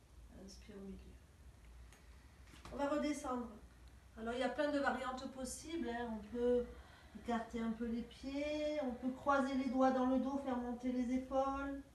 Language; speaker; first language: French; native; French